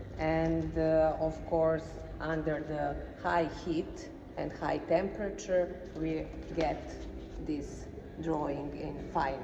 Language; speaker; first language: English; non-native, fluent; Serbian